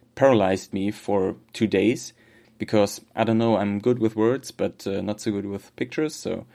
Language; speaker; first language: English; non-native, fluent; German